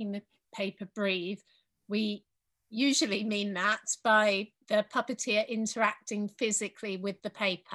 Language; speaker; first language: English; native; English